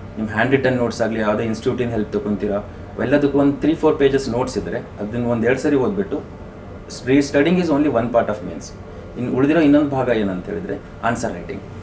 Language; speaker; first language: Kannada; native; Kannada